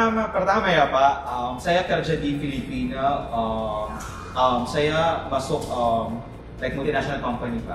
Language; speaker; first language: Indonesian; non-native, learner; Filipino